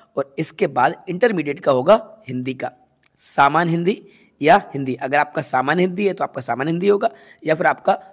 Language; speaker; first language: Hindi; native; Hindi